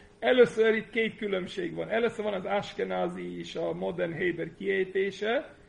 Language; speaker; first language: Hungarian; non-native, fluent; English